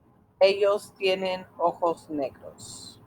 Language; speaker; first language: Spanish; non-native, fluent; English